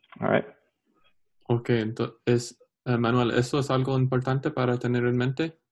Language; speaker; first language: Spanish; non-native, learner; English